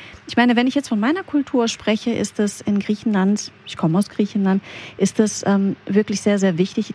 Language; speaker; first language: German; native; German